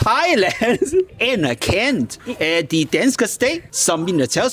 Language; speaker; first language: Danish; non-native, learner; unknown